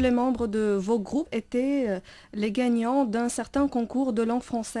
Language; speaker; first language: French; non-native, fluent; Romanian